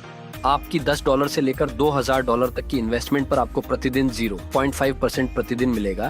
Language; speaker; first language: Hindi; native; Hindi